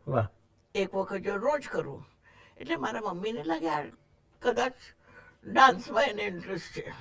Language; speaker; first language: Gujarati; non-native, local second language; Marathi